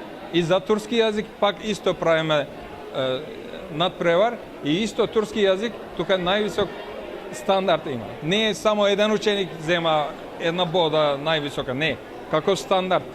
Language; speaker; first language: Macedonian; non-native, fluent; Turkish